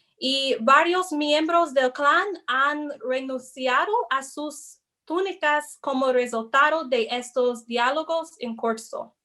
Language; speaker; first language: Spanish; non-native, fluent; English